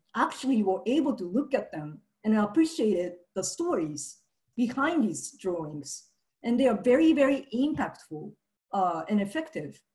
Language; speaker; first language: English; early bilingual, other home language; Japanese